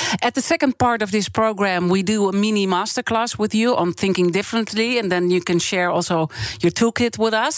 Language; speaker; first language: English; non-native, fluent; Dutch